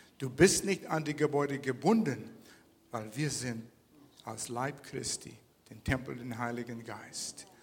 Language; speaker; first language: German; non-native, fluent; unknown